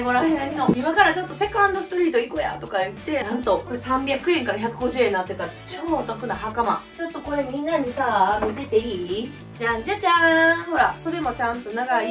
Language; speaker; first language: Japanese; native; Japanese